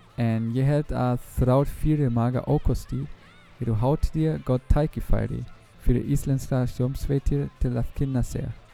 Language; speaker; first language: Icelandic; non-native, learner; German